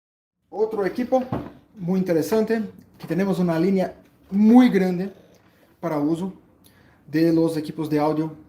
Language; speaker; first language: Spanish; non-native, fluent; Portuguese